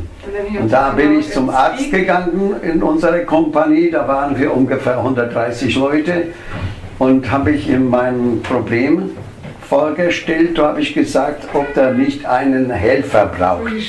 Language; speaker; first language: German; non-native, fluent; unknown